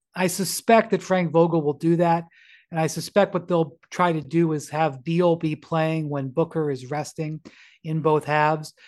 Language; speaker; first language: English; native; English